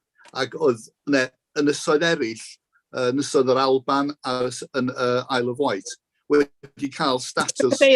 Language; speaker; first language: Welsh; native; Welsh